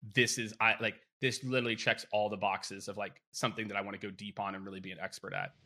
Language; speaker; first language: English; native; English